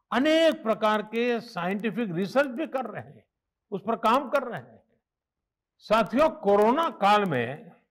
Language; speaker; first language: Hindi; non-native, local second language; Gujarati